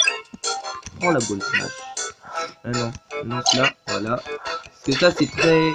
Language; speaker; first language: French; native; French